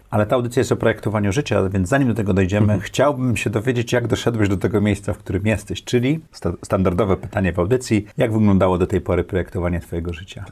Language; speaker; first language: Polish; native; Polish